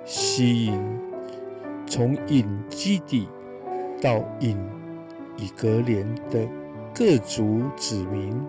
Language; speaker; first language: Chinese; native; Chinese